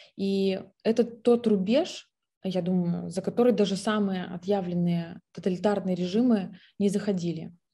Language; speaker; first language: Russian; native; Russian